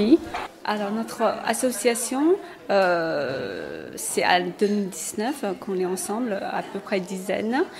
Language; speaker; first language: French; non-native, learner; Chinese